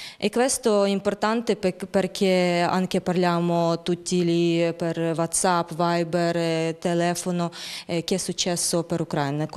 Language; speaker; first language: Italian; non-native, learner; Ukrainian